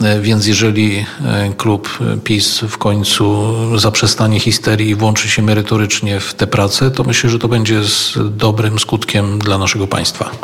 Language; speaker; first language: Polish; native; Polish